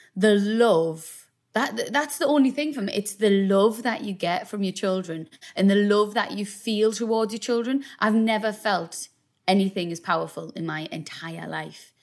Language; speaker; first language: English; native; English